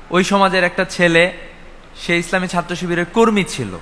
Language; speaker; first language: Bangla; native; Bangla